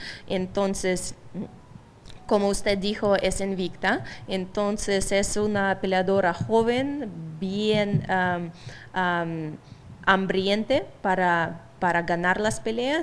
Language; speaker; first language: Spanish; non-native, fluent; Russian